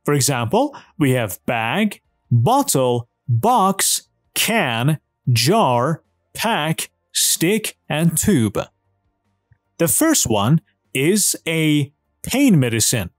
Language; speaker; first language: English; non-native, fluent; Persian